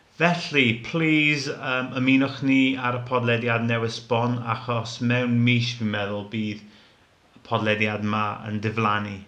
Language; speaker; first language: Welsh; non-native, local second language; English